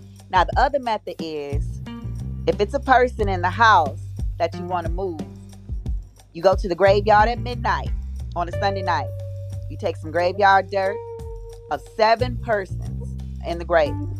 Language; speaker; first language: English; native; English